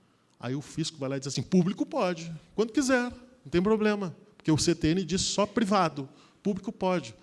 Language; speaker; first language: Portuguese; native; Portuguese